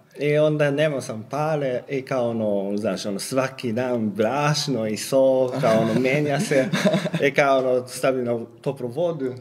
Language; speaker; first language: Serbian; non-native, learner; Japanese